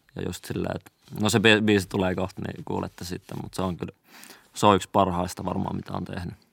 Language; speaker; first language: Finnish; native; Finnish